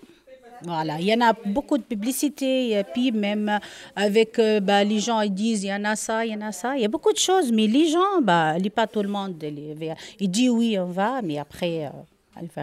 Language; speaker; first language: French; non-native, learner; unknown